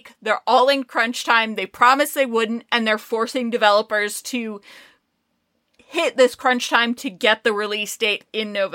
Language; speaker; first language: English; native; English